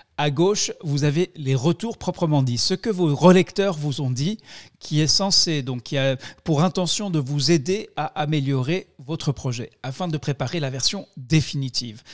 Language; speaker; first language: French; native; French